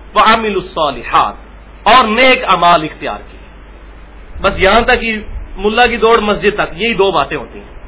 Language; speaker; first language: Urdu; non-native, local second language; Punjabi